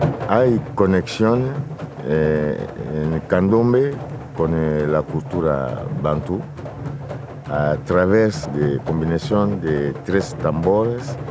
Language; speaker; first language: Spanish; non-native, fluent; Lingala